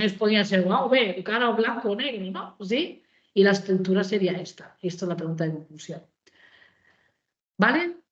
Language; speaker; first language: Spanish; native; Spanish